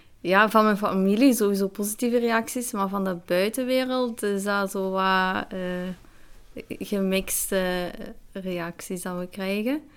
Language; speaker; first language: Dutch; early bilingual, other home language; Arabic